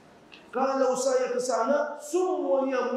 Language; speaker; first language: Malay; non-native, fluent; Arabic